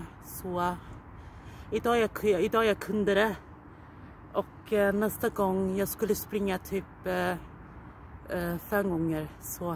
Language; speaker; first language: Swedish; non-native, learner; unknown